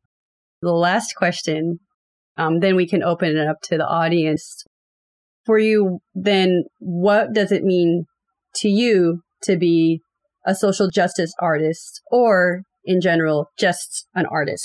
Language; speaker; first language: English; native; English